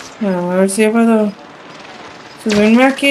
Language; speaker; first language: Spanish; early bilingual, other home language; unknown